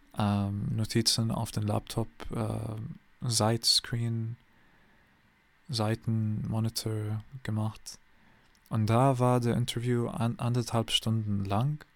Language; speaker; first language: German; non-native, learner; English